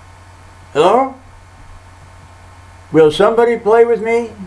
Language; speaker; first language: English; native; English